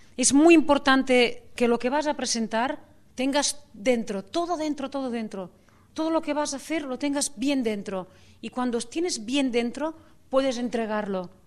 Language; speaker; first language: Spanish; non-native, local second language; Catalan